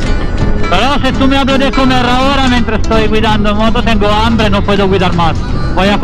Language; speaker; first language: Spanish; non-native, learner; Italian